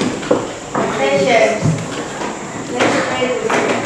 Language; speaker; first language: English; non-native, learner; Indonesian